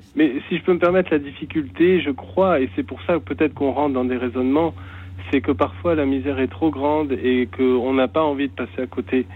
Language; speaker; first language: French; native; French